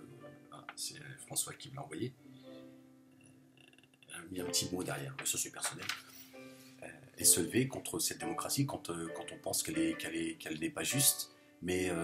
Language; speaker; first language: French; native; French